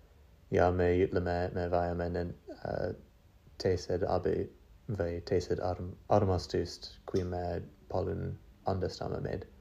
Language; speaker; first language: Estonian; non-native, learner; English